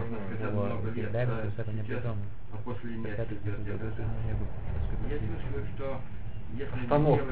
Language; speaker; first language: Russian; non-native, fluent; Lithuanian